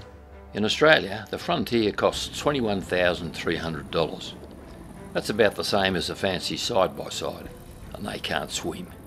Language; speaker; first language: English; native; English